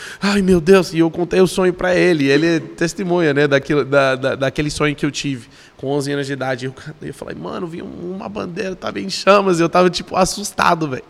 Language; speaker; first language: Portuguese; non-native, fluent; English